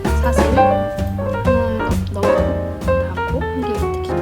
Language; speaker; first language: Korean; native; Korean